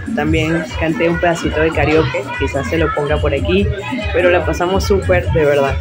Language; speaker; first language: Spanish; native; Spanish